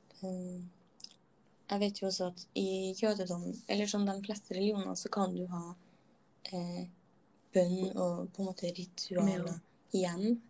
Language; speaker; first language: Norwegian; native; Norwegian